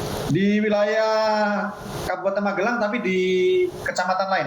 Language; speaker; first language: Indonesian; native; Indonesian